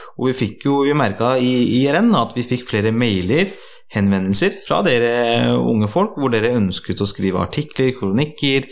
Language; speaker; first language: Norwegian; early bilingual, other home language; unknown